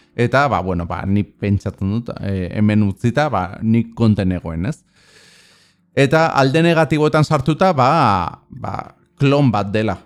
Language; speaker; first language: Basque; native; Basque